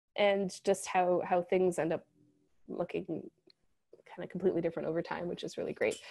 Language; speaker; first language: English; native; English